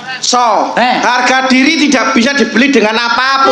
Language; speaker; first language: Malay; non-native, local second language; Javanese